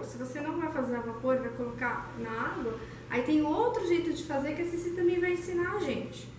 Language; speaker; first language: Portuguese; native; Portuguese